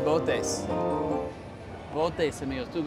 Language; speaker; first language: Spanish; non-native, learner; English